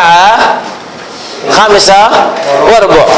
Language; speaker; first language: Arabic; non-native, fluent; Urdu